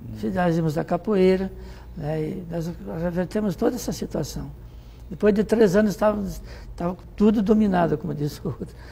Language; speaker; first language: Portuguese; native; Portuguese